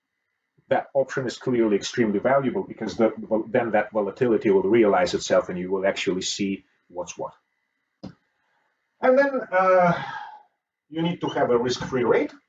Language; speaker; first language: English; non-native, fluent; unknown